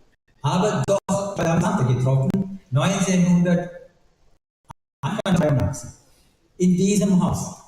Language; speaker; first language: German; non-native, learner; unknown